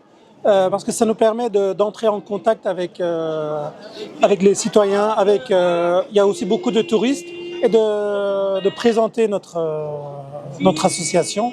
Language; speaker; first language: French; early bilingual, other home language; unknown